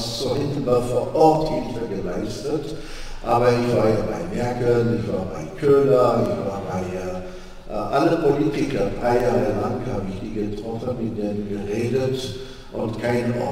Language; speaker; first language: German; non-native, fluent; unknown